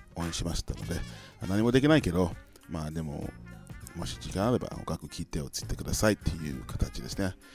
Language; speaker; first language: Japanese; non-native, fluent; English